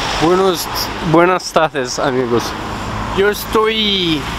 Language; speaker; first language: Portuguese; non-native, learner; Spanish